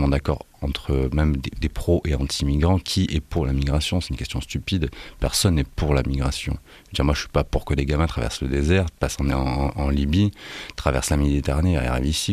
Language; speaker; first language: French; native; French